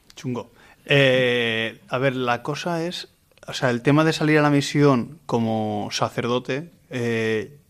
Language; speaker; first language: Spanish; native; Spanish